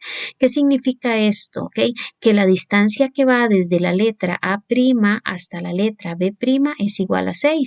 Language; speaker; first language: Spanish; native; Spanish